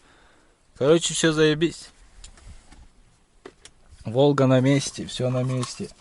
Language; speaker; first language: Russian; native; Russian